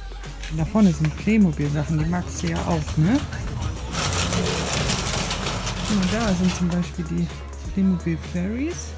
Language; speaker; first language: German; native; German